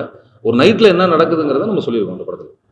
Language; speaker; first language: Tamil; native; Tamil